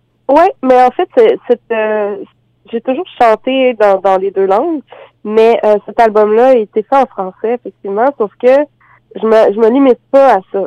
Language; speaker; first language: French; native; French